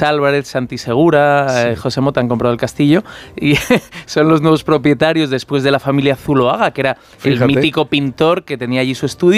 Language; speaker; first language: Spanish; native; Spanish